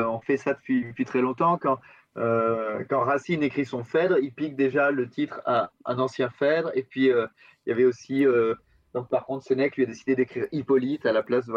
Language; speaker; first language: French; native; French